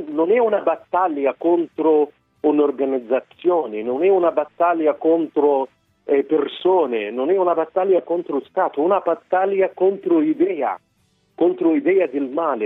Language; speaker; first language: Italian; non-native, fluent; Arabic